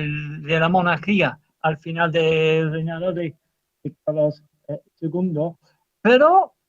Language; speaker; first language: Spanish; non-native, fluent; English